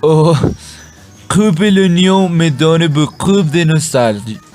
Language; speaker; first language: French; non-native, learner; Spanish